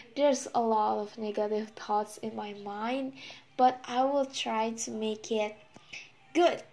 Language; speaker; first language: English; non-native, learner; Indonesian